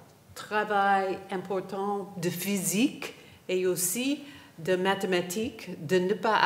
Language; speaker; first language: French; non-native, fluent; English